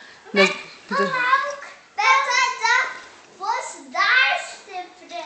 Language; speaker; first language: Lithuanian; early bilingual, heritage; Lithuanian